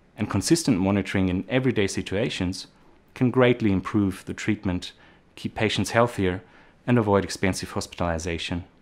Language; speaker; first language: English; non-native, fluent; German